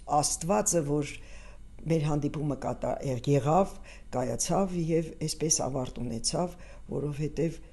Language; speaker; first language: Armenian; native; Armenian